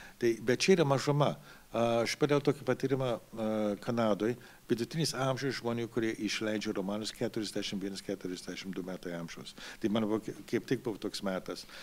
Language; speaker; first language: Lithuanian; early bilingual, heritage; Lithuanian